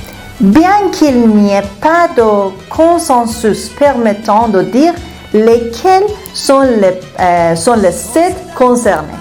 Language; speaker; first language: French; non-native, fluent; Persian